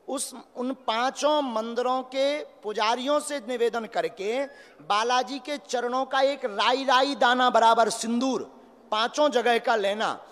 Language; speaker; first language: Hindi; native; Hindi